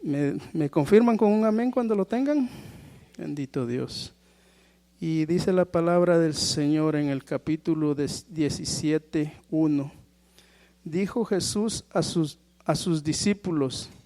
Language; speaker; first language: Spanish; native; Spanish